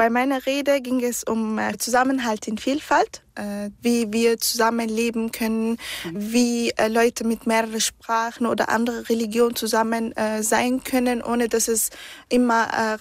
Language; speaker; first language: German; early bilingual, other home language; Arabic